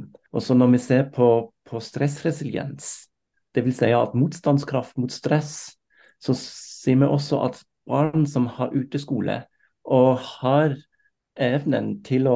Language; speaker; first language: Norwegian; non-native, fluent; German